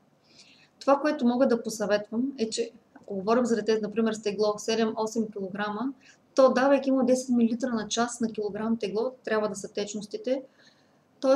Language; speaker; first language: Bulgarian; native; Bulgarian